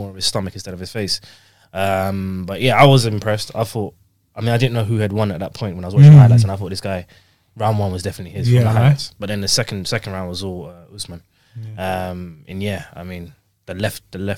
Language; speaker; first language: English; native; English